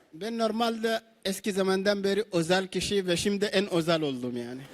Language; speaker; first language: Turkish; non-native, learner; Arabic